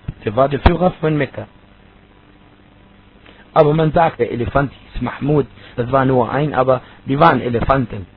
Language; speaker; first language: German; non-native, fluent; Arabic